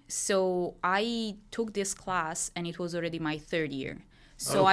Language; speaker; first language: English; non-native, fluent; Italian